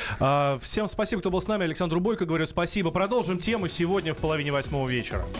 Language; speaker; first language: Russian; native; Russian